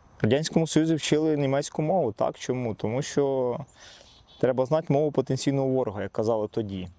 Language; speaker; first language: Ukrainian; non-native, local second language; Russian